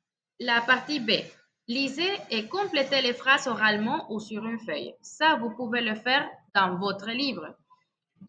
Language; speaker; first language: French; non-native, fluent; Spanish